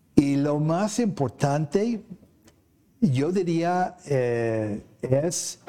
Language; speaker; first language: Spanish; non-native, fluent; English